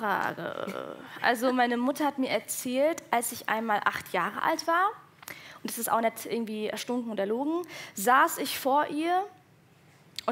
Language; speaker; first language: German; native; German